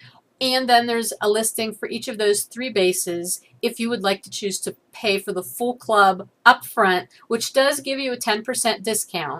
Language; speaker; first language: English; native; English